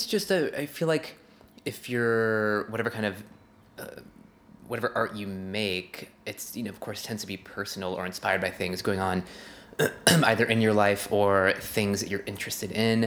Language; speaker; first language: English; native; English